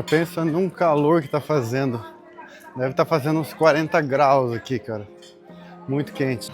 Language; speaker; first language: Portuguese; native; Portuguese